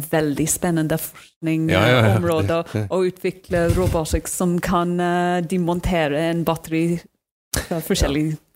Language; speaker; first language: Norwegian; non-native, fluent; English